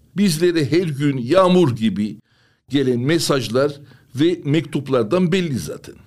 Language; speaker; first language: Turkish; non-native, local second language; Armenian